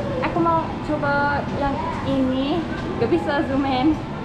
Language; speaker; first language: Indonesian; non-native, learner; English